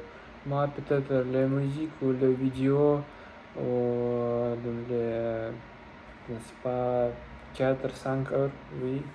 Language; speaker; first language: French; non-native, learner; Russian